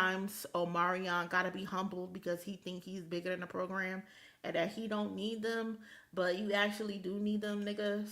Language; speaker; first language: English; native; English